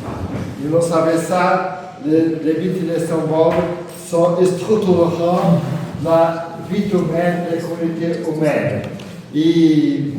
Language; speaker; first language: French; non-native, fluent; Portuguese